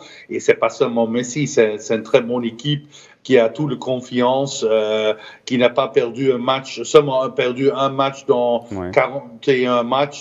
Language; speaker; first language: French; non-native, fluent; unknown